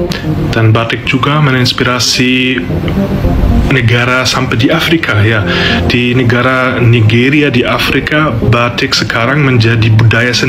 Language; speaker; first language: Indonesian; non-native, fluent; German